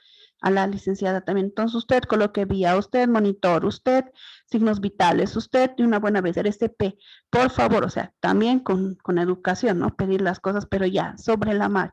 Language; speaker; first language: Spanish; native; Spanish